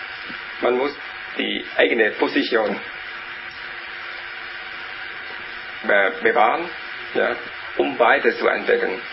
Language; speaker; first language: German; non-native, learner; Vietnamese